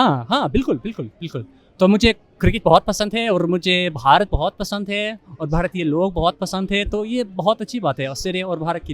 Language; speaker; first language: Hindi; non-native, fluent; English